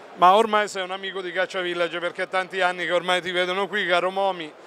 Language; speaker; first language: Italian; native; Italian